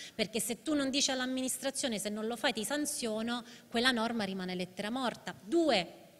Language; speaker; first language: Italian; native; Italian